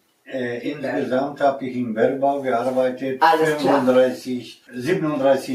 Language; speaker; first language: German; non-native, fluent; Polish